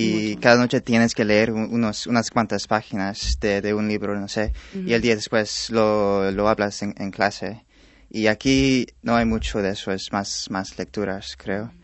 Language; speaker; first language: Spanish; non-native, fluent; English